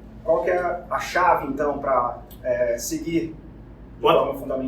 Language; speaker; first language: Portuguese; native; Portuguese